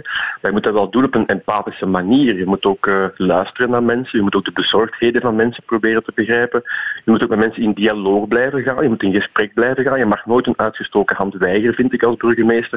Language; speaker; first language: Dutch; native; Dutch